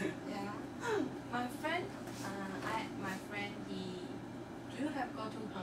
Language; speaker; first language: English; non-native, learner; Chinese